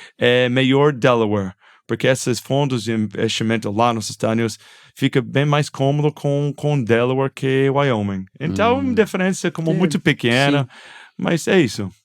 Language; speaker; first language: Portuguese; non-native, fluent; English